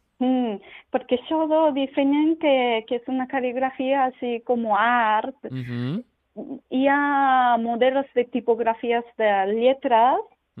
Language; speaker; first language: Catalan; non-native, learner; Japanese